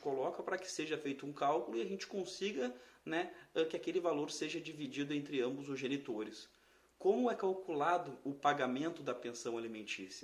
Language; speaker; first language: Portuguese; native; Portuguese